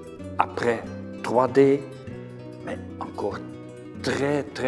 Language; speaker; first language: French; non-native, fluent; Dutch